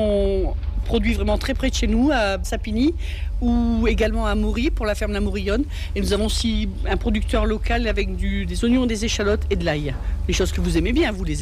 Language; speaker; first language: French; native; French